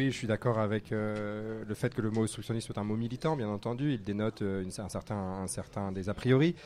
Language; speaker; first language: French; native; French